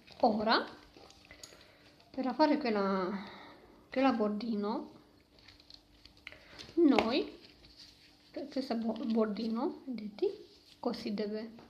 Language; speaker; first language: Italian; non-native, learner; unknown